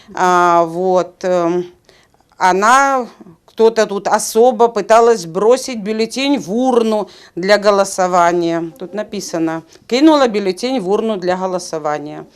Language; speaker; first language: Russian; native; Russian